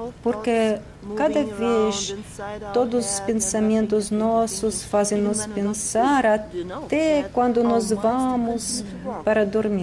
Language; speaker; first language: Portuguese; non-native, fluent; Russian